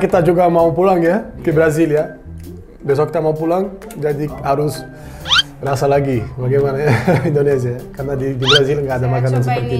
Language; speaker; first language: Indonesian; non-native, learner; Portuguese